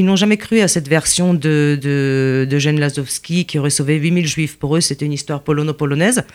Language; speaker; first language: French; non-native, fluent; Polish